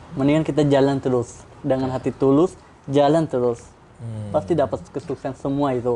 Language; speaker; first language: Indonesian; non-native, fluent; Urdu